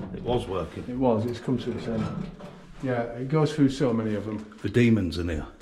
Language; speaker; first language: English; native; English